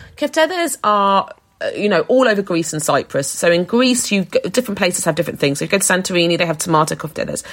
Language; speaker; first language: English; native; English